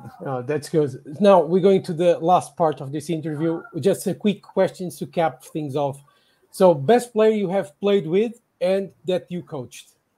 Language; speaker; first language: English; non-native, fluent; Portuguese